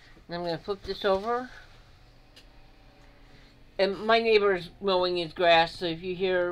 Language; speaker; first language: English; native; English